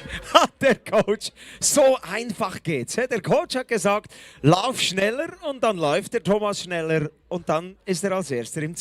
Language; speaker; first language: German; native; German